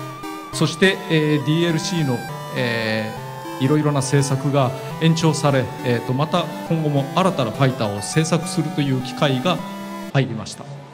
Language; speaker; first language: Japanese; native; Japanese